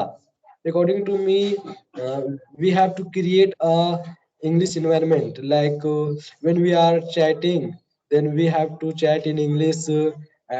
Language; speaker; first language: English; non-native, learner; Hindi